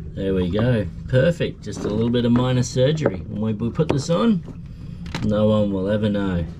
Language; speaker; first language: English; native; English